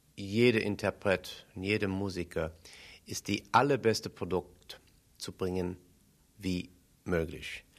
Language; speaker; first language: German; non-native, fluent; English